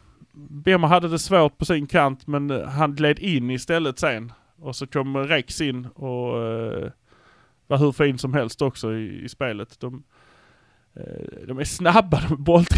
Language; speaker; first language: Swedish; native; Swedish